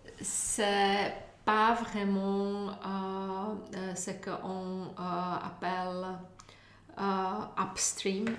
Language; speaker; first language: French; non-native, learner; Czech